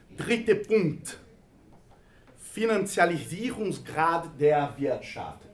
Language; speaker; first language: German; non-native, fluent; Portuguese